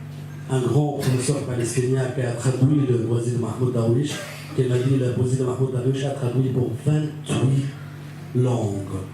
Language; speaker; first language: French; non-native, fluent; Arabic